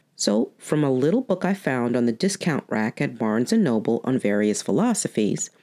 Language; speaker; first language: English; native; English